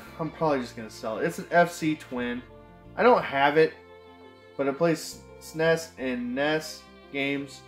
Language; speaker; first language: English; native; English